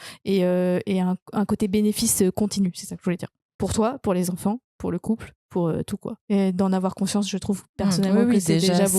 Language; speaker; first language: French; native; French